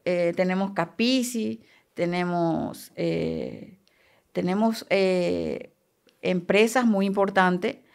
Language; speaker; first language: Spanish; native; Spanish